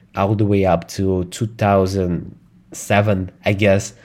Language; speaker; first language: English; non-native, fluent; Russian